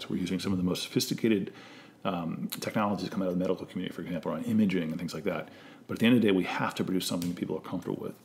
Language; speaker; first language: English; native; English